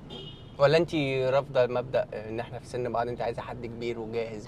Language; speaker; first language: Arabic; native; Arabic